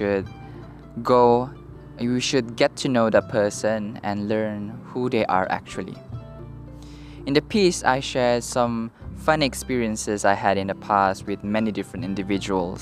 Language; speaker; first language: English; non-native, local second language; Malay